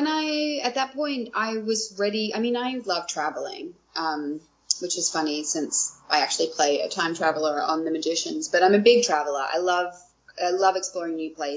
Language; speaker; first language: English; native; English